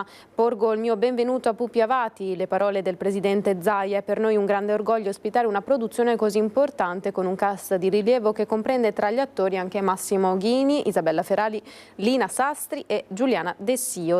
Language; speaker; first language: Italian; native; Italian